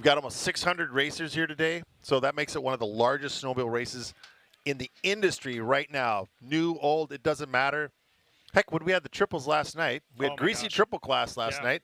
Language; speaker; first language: English; native; English